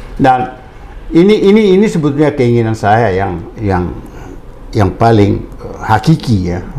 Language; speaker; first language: Indonesian; native; Indonesian